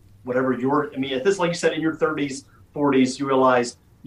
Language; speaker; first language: English; native; English